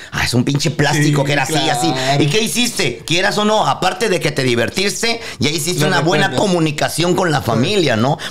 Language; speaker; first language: Spanish; native; Spanish